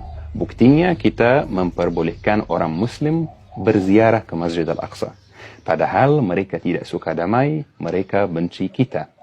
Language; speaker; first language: Indonesian; non-native, fluent; Arabic